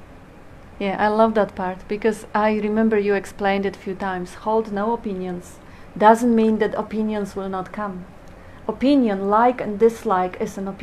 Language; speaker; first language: English; non-native, fluent; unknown